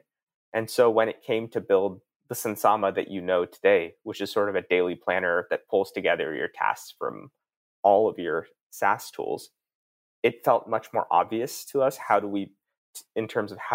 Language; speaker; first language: English; native; English